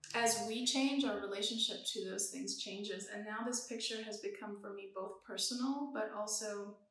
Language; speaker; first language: English; early bilingual, other home language; Persian